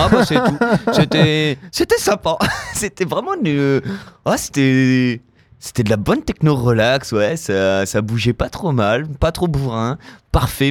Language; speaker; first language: French; native; French